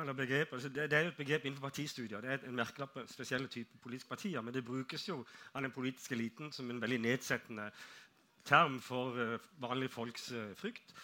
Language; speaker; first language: Norwegian; native; Norwegian